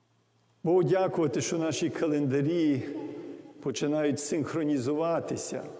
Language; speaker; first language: Ukrainian; early bilingual, heritage; English